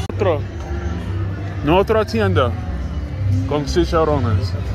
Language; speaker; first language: Spanish; non-native, learner; English